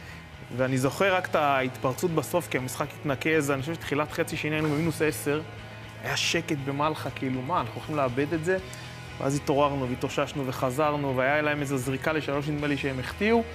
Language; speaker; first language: Hebrew; native; Hebrew